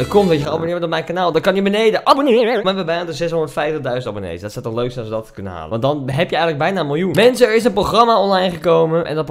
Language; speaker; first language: Dutch; native; Dutch